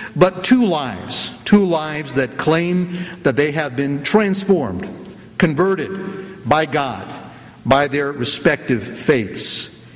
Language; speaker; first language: English; native; English